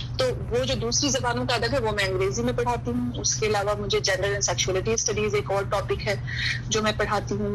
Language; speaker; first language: Urdu; native; Urdu